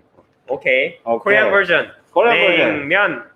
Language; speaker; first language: English; non-native, learner; Korean